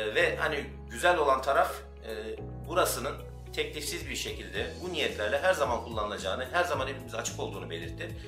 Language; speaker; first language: Turkish; native; Turkish